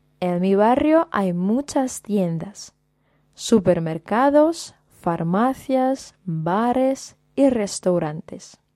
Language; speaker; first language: Spanish; non-native, fluent; Russian